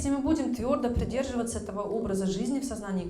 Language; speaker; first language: Russian; native; Russian